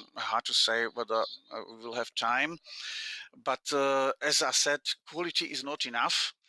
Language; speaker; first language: English; non-native, fluent; Slovak